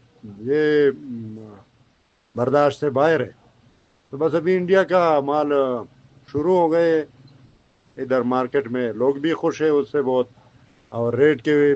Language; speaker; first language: Hindi; non-native, fluent; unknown